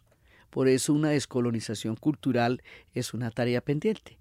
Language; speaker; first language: Spanish; native; Spanish